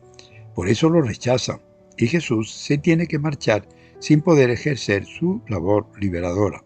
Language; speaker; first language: Spanish; native; Spanish